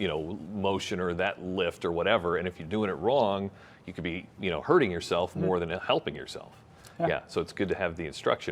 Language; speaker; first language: English; native; English